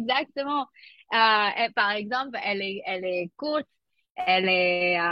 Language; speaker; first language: French; non-native, learner; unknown